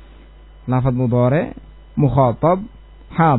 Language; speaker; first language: Arabic; non-native, fluent; Indonesian